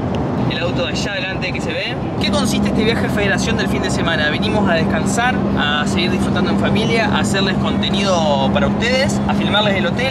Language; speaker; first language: Spanish; native; Spanish